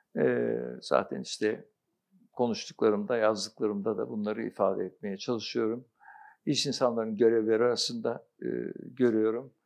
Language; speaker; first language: Turkish; native; Turkish